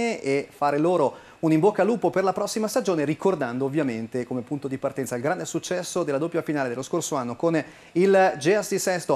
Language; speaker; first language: Italian; native; Italian